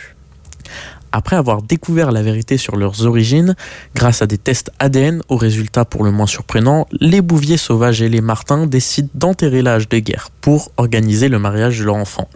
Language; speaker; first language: French; native; French